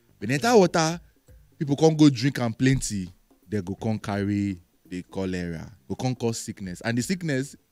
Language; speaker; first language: Nigerian Pidgin; native; Nigerian Pidgin